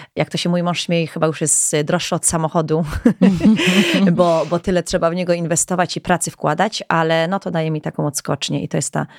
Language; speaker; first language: Polish; native; Polish